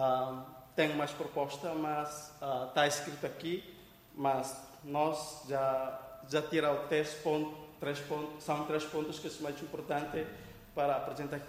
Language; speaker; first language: Portuguese; non-native, local second language; Tetum